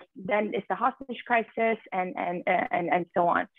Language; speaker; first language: English; early bilingual, other home language; Persian